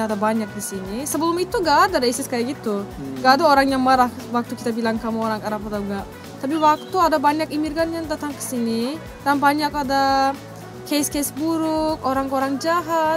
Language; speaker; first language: Indonesian; non-native, fluent; Turkish